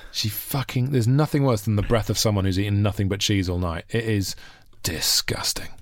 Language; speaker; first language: English; native; English